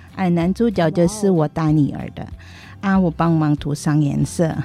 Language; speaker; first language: Chinese; non-native, fluent; Filipino